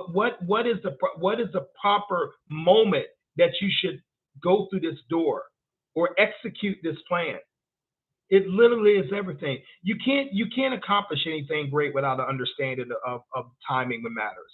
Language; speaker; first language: English; native; English